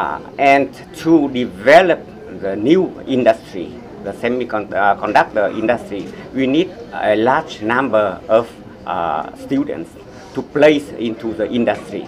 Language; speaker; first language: English; non-native, fluent; Vietnamese